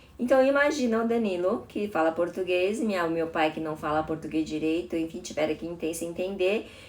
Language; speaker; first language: Portuguese; early bilingual, other home language; Chinese